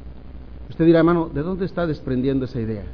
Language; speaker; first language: Spanish; native; Spanish